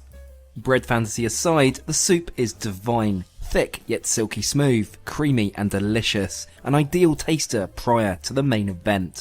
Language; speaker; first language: English; native; English